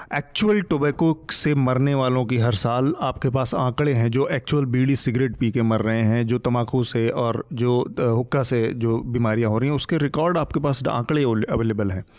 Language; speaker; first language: Hindi; native; Hindi